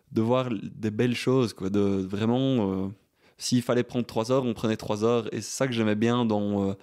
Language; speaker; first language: French; native; French